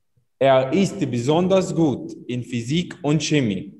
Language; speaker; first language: German; non-native, fluent; Arabic